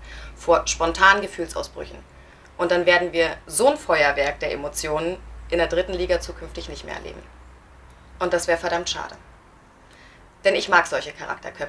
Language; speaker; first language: German; native; German